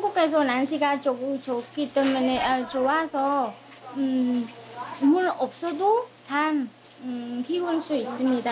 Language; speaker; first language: Korean; non-native, learner; Vietnamese